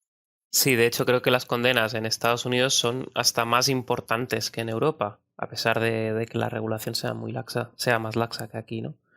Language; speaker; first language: Spanish; native; Spanish